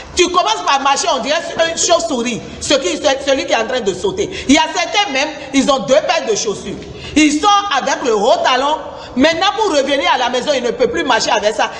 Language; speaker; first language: French; non-native, local second language; Susu